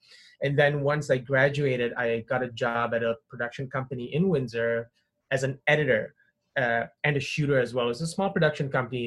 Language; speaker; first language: English; non-native, local second language; Tamil